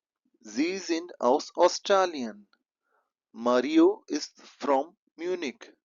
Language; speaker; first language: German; non-native, fluent; Hindi